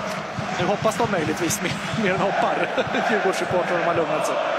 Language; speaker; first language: Swedish; native; Swedish